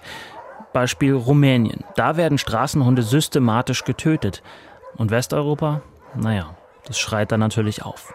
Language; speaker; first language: German; native; German